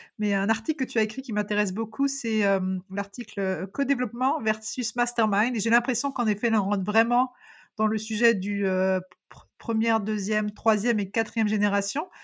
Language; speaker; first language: French; native; French